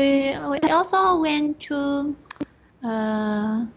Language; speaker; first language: English; non-native, learner; Chinese